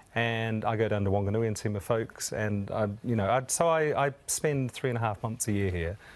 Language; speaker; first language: English; native; English